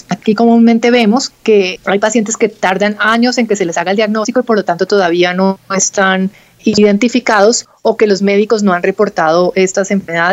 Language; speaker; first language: Spanish; native; Spanish